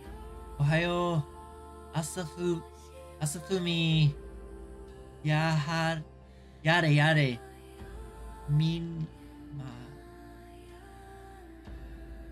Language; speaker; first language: Japanese; non-native, learner; English